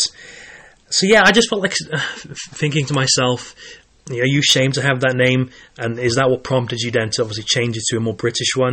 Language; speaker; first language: English; native; English